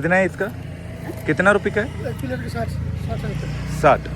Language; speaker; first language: Hindi; non-native, local second language; Malayalam